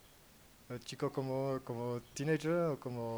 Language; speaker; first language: Spanish; non-native, learner; French